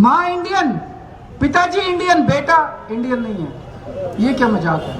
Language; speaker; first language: Hindi; native; Hindi